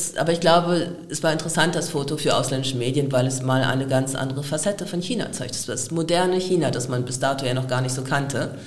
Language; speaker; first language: German; native; German